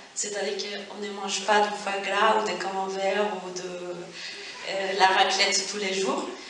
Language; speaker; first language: French; non-native, fluent; Spanish